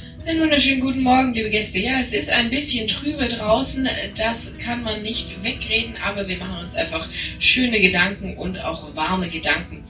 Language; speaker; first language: German; native; German